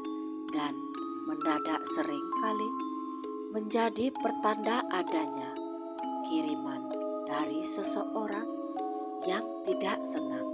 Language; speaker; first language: Indonesian; native; Indonesian